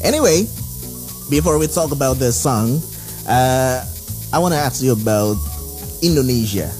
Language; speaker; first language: English; non-native, fluent; Indonesian